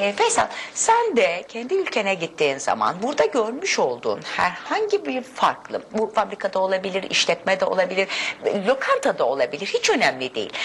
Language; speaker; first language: Turkish; native; Turkish